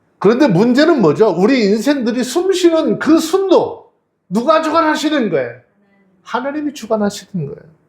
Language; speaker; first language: Korean; native; Korean